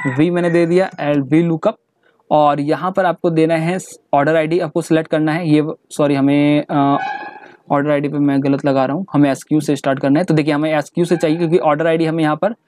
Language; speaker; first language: Hindi; native; Hindi